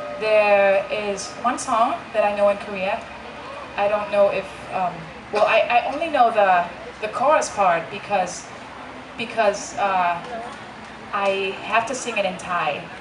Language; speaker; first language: English; non-native, fluent; Thai